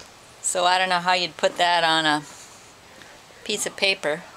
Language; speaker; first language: English; native; English